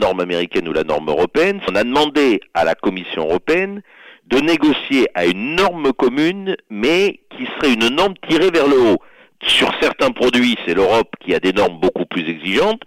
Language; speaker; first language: French; native; French